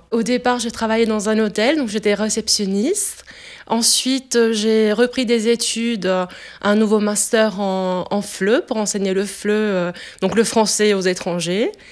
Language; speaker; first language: French; non-native, fluent; Italian